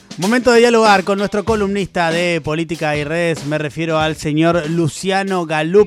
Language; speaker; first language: Spanish; native; Spanish